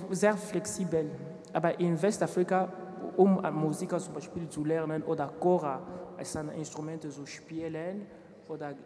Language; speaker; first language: German; non-native, learner; French